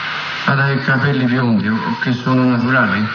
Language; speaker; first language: Italian; native; Italian